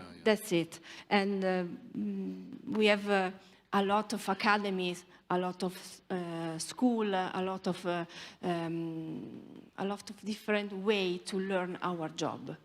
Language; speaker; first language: English; non-native, learner; Italian